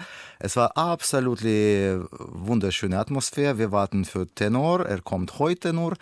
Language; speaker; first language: German; non-native, learner; Russian